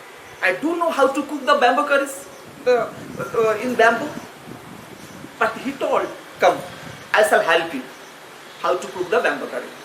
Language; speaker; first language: English; non-native, local second language; Odia